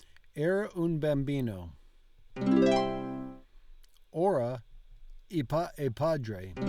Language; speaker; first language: Italian; non-native, learner; English